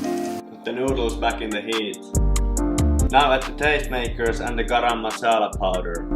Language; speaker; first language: English; non-native, fluent; Finnish